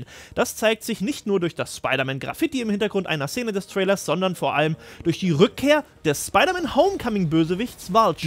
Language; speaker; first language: German; native; German